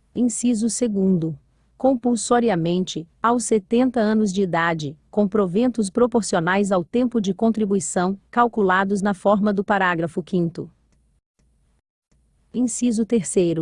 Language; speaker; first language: Portuguese; native; Portuguese